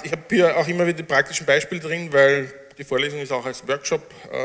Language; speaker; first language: German; native; German